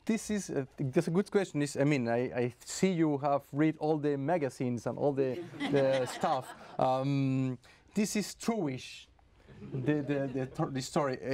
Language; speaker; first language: English; non-native, fluent; Spanish